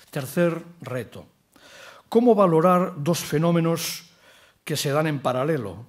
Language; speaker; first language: Spanish; non-native, local second language; Catalan